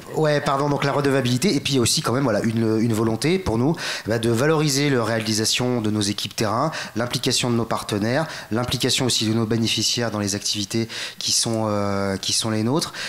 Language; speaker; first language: French; native; French